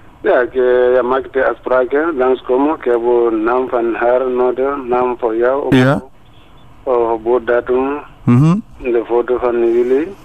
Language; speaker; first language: Dutch; non-native, learner; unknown